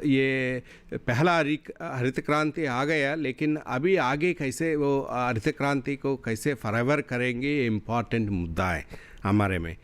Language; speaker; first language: Hindi; non-native, local second language; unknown